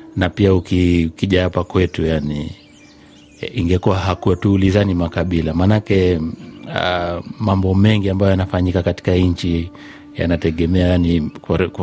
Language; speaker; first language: Swahili; non-native, local second language; Gusii